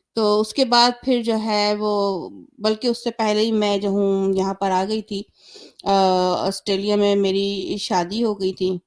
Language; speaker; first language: Urdu; native; Urdu